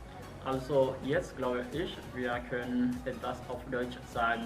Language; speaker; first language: German; non-native, learner; French